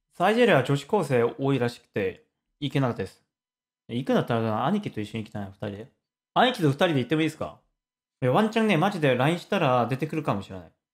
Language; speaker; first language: Japanese; non-native, fluent; Korean